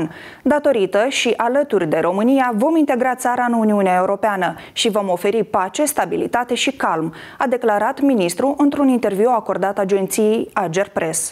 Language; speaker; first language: Romanian; native; Romanian